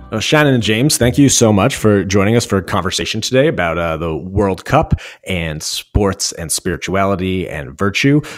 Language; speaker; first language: English; native; English